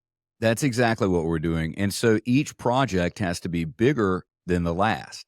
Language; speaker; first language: English; native; English